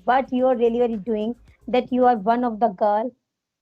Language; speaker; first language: English; non-native, learner; Hindi